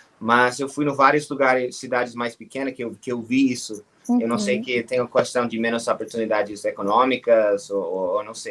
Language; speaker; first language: Portuguese; non-native, fluent; English